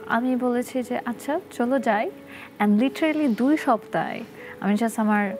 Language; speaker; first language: Bangla; early bilingual, heritage; Russian